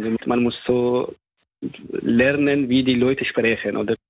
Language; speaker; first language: German; non-native, fluent; Persian